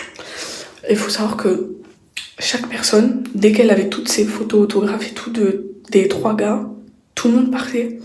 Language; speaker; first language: French; native; French